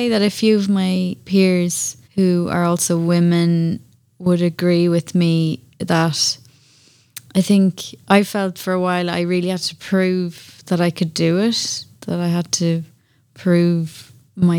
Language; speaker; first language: English; native; English